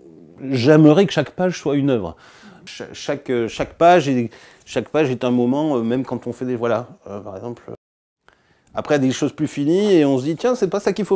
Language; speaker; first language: French; native; French